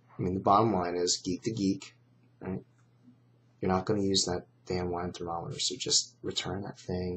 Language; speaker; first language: English; native; English